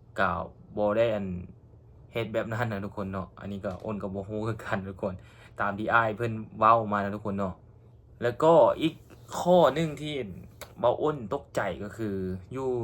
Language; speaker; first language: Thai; non-native, local second language; Northeastern Thai